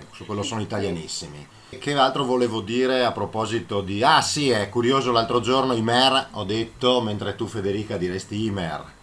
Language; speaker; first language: Italian; native; Italian